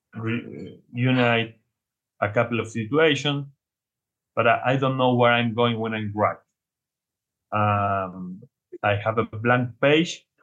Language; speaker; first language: English; non-native, learner; Spanish